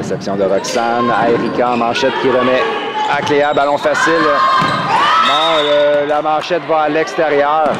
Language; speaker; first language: French; native; French